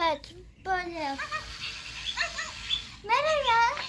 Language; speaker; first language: Turkish; native; Turkish